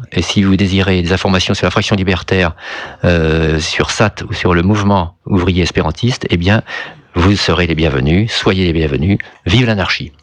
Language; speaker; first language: French; native; French